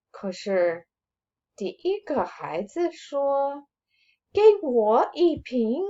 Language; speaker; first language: Chinese; non-native, fluent; English